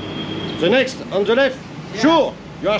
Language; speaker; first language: English; non-native, learner; French